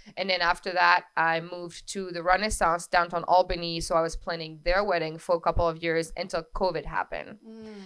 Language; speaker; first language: English; non-native, fluent; French